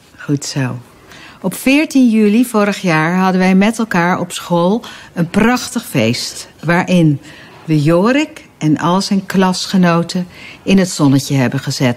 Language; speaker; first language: Dutch; native; Dutch